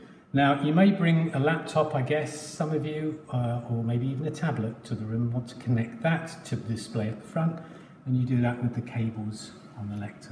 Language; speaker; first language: English; native; English